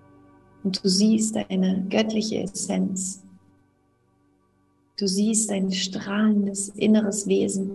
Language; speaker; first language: German; native; German